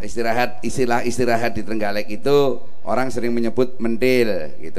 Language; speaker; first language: Indonesian; non-native, local second language; Javanese